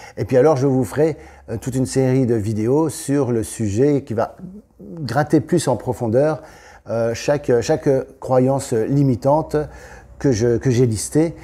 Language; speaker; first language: French; native; French